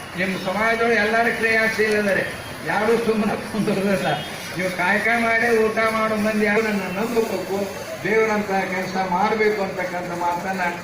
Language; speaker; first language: Kannada; native; Kannada